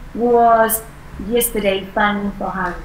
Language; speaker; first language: English; non-native, fluent; Vietnamese